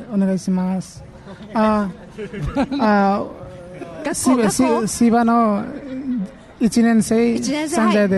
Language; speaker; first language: Japanese; non-native, learner; Nepali